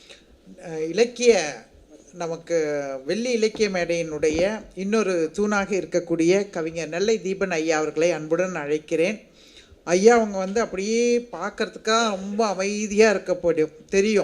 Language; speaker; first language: Tamil; native; Tamil